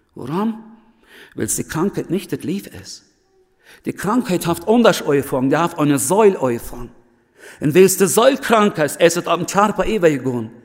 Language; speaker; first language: German; early bilingual, other home language; Plautdietsch